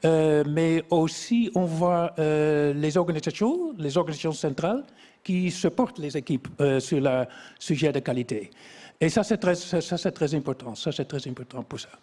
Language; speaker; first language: French; non-native, fluent; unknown